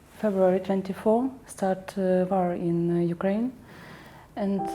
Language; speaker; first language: English; non-native, learner; Ukrainian